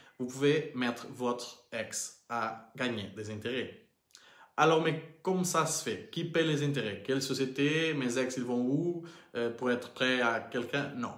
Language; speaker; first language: French; non-native, learner; Portuguese